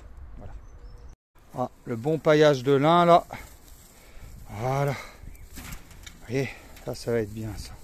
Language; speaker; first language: French; native; French